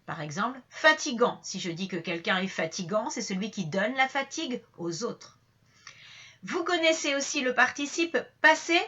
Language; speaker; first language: French; native; French